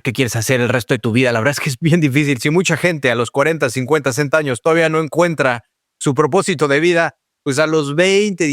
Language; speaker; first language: Spanish; native; Spanish